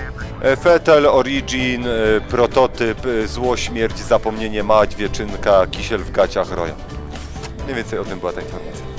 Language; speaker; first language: Polish; native; Polish